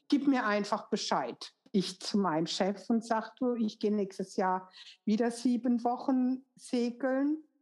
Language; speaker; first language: German; native; German